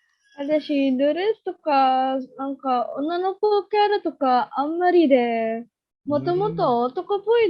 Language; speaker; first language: Japanese; non-native, learner; Indonesian